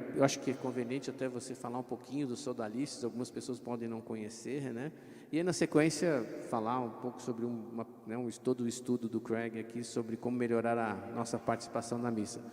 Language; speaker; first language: Portuguese; native; Portuguese